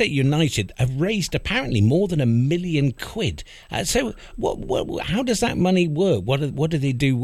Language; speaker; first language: English; native; English